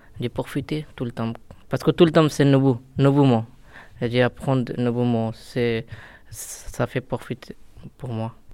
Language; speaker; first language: French; non-native, learner; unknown